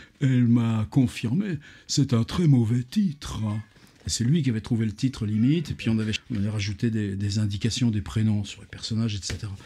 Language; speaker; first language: French; native; French